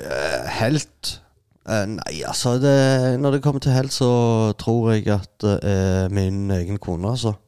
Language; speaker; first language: Norwegian; non-native, fluent; Arabic